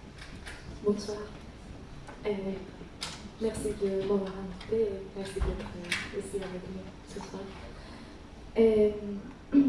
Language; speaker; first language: French; non-native, fluent; Greek